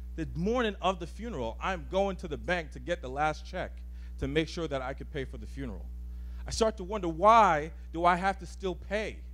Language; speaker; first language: English; native; English